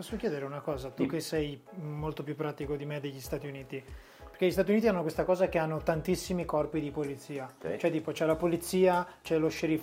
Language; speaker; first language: Italian; native; Italian